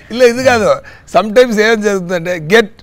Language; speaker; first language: Telugu; non-native, fluent; Tamil